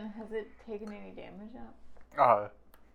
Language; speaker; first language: English; native; English